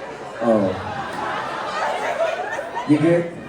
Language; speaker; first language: English; non-native, learner; Thai